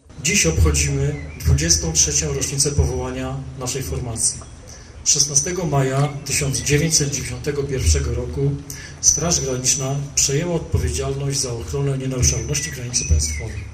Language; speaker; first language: Polish; native; Polish